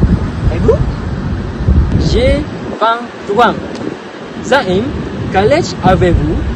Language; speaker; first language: French; non-native, learner; Malay